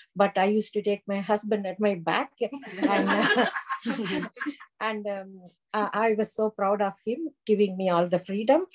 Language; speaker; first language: English; non-native, local second language; Tamil